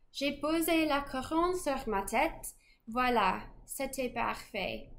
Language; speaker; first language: French; non-native, fluent; English